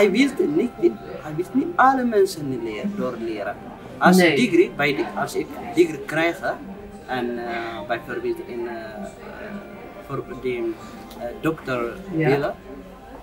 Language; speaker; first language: Dutch; non-native, learner; Tigrinya